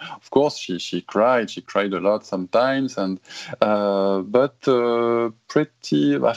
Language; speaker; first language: English; non-native, fluent; French